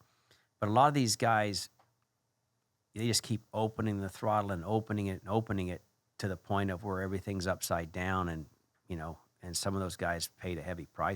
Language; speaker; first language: English; native; English